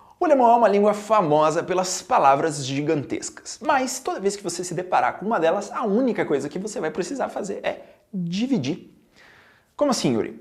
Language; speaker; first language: Portuguese; native; Portuguese